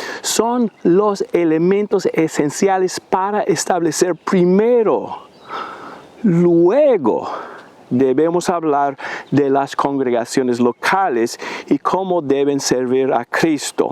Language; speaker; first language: Spanish; non-native, fluent; English